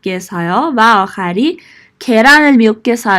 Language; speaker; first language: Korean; non-native, fluent; Persian